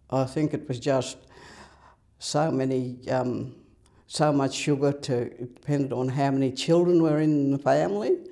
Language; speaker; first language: English; native; English